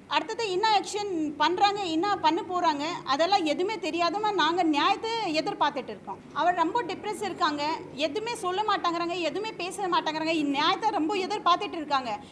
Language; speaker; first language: Tamil; non-native, local second language; Hindi